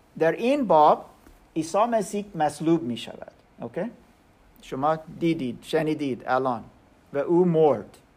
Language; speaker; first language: Persian; non-native, learner; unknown